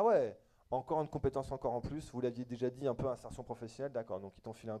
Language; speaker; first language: French; native; French